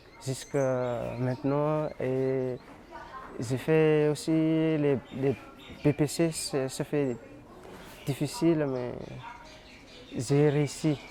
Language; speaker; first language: French; non-native, local second language; Malagasy